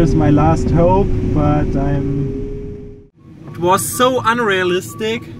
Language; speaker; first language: English; non-native, fluent; German